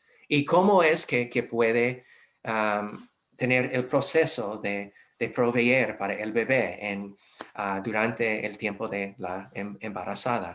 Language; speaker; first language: Spanish; non-native, fluent; English